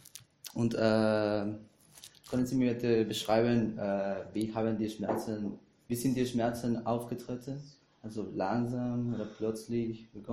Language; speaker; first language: German; non-native, learner; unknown